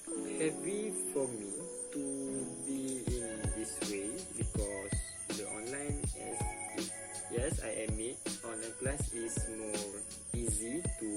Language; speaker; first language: English; non-native, local second language; Malay